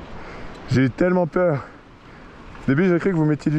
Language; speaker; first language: French; native; French